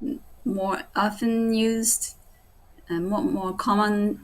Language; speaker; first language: English; non-native, learner; Japanese